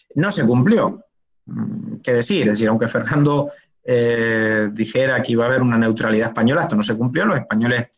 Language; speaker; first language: Spanish; native; Spanish